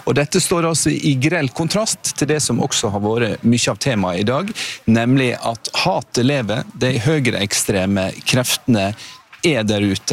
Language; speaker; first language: Norwegian; native; Norwegian